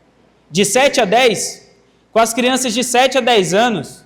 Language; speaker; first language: Portuguese; native; Portuguese